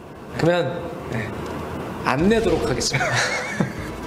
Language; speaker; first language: Korean; native; Korean